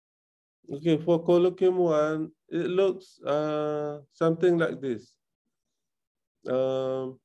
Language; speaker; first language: English; non-native, local second language; Malay